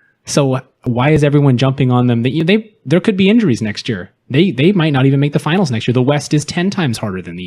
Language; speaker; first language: English; native; English